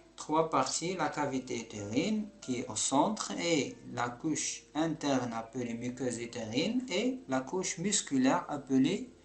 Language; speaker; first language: French; non-native, local second language; Arabic